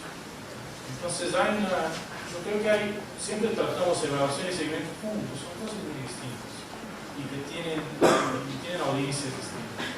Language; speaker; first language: Spanish; non-native, fluent; Portuguese